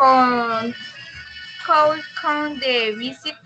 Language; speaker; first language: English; non-native, learner; Spanish